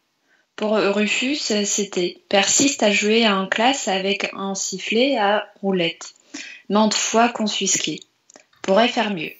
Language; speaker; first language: French; non-native, fluent; Russian